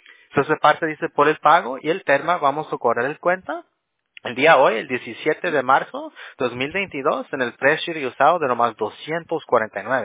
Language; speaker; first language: Spanish; non-native, learner; English